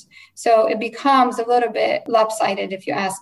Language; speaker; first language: English; non-native, fluent; Polish